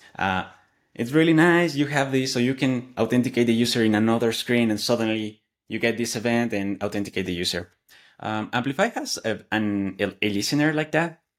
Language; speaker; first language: English; non-native, fluent; Spanish